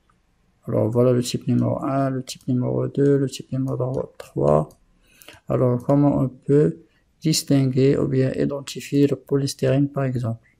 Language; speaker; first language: French; non-native, local second language; Arabic